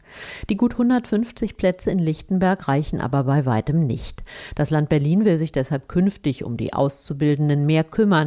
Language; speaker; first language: German; native; German